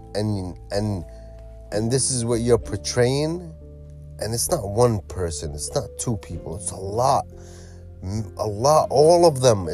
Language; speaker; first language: English; early bilingual, other home language; Arabic